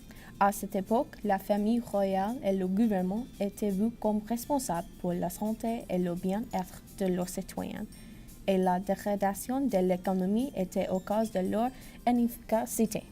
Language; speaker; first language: French; non-native, learner; English